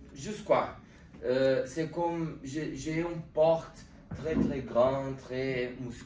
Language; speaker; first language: French; non-native, learner; Portuguese